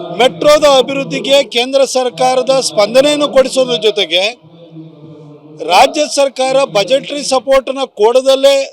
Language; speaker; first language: Kannada; native; Kannada